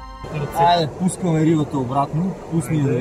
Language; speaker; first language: Bulgarian; native; Bulgarian